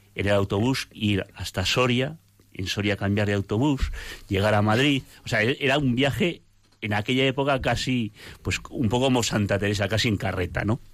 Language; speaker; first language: Spanish; native; Spanish